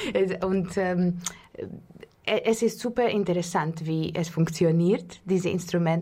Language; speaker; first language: German; non-native, learner; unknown